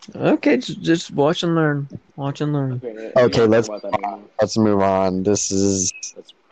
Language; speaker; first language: English; native; English